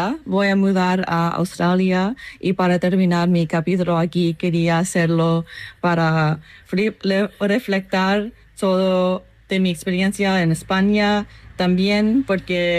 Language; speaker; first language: Spanish; non-native, fluent; English